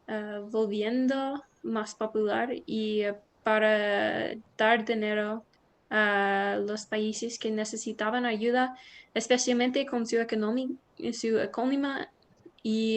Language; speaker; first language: Spanish; non-native, learner; English